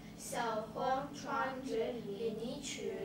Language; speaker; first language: Chinese; non-native, learner; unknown